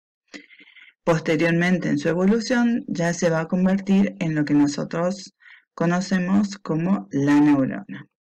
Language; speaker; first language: Spanish; native; Spanish